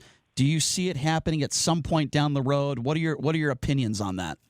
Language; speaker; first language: English; native; English